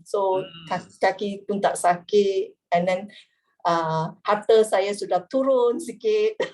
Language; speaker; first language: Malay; non-native, local second language; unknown